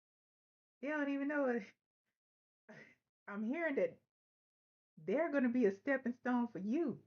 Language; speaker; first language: English; native; English